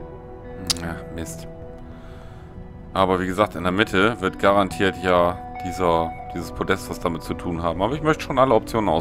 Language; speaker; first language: German; native; German